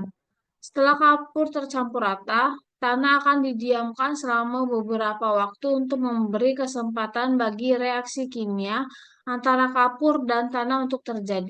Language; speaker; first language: Indonesian; native; Indonesian